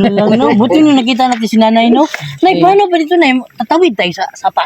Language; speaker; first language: Filipino; non-native, local second language; Cebuano